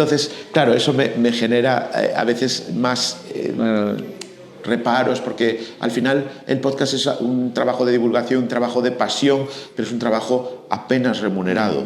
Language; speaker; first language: Spanish; native; Spanish